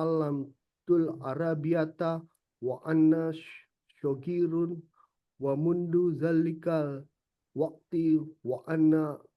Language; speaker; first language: Arabic; non-native, learner; Indonesian